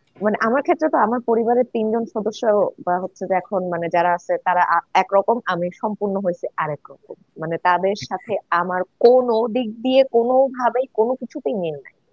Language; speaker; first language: Bangla; non-native, local second language; Chakma